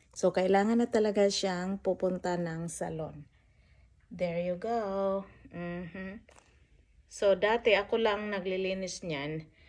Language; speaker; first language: Filipino; non-native, local second language; Cebuano